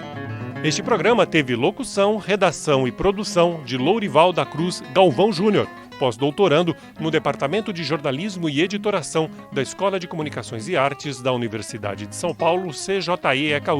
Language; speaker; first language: Portuguese; native; Portuguese